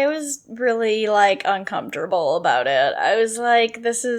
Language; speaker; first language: English; native; English